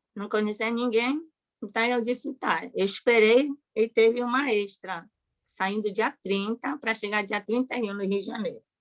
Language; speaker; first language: Portuguese; early bilingual, other home language; Japanese